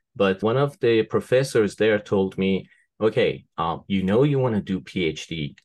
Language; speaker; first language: English; non-native, fluent; Persian